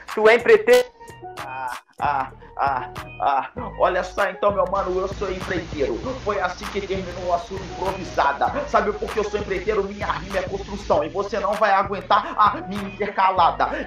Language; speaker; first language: Portuguese; native; Portuguese